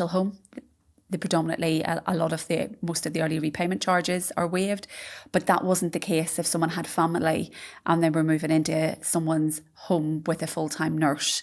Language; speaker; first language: English; native; English